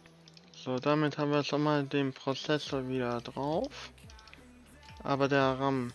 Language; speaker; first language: German; native; German